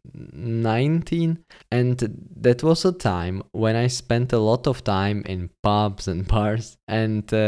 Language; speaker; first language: English; non-native, fluent; Czech